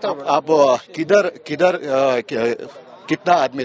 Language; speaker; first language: Hindi; non-native, local second language; Kannada